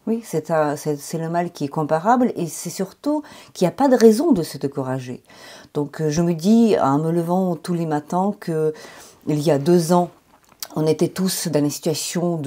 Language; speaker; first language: French; non-native, fluent; Ukrainian